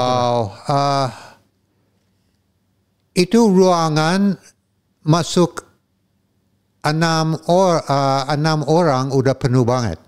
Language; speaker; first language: Indonesian; non-native, fluent; English